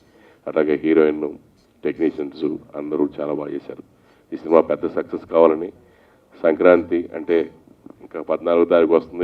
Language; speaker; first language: Telugu; native; Telugu